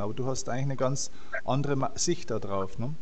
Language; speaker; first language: German; native; German